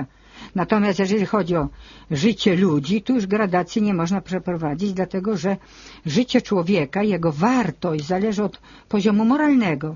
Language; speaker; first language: Polish; native; Polish